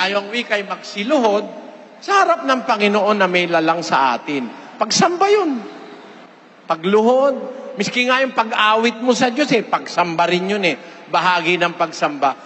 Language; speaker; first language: Filipino; native; Filipino